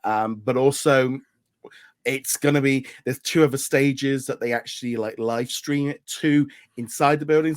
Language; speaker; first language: English; native; English